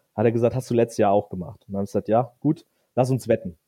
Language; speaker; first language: German; native; German